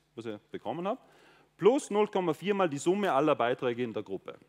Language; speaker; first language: German; native; German